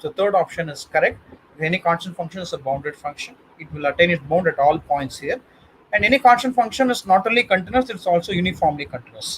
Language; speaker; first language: English; non-native, local second language; Tamil